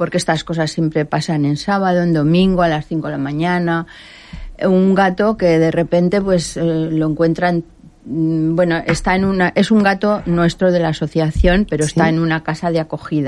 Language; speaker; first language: Spanish; native; Spanish